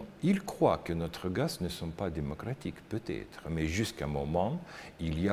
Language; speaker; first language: French; non-native, learner; Russian